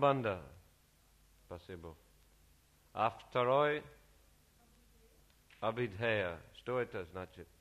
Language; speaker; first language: Russian; non-native, learner; English